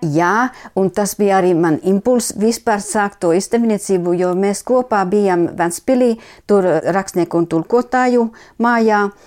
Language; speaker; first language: Latvian; non-native, fluent; Finnish